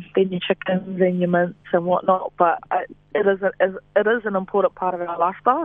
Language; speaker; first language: English; native; English